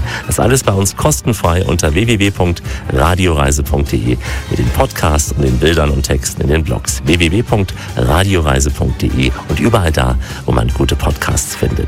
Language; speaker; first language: German; native; German